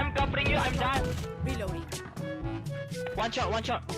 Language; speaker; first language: English; non-native, learner; Thai